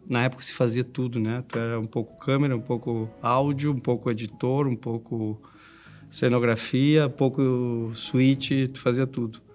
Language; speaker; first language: Portuguese; early bilingual, other home language; Spanish